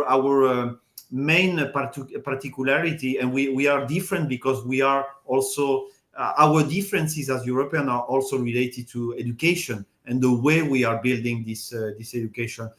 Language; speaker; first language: English; non-native, fluent; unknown